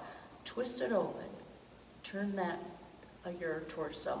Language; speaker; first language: English; native; English